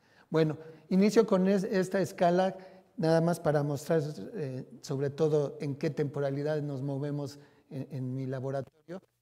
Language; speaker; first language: Spanish; native; Spanish